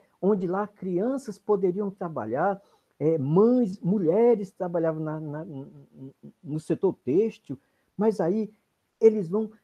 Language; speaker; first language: Portuguese; native; Portuguese